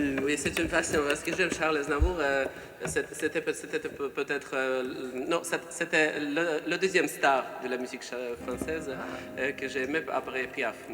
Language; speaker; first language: French; non-native, fluent; Russian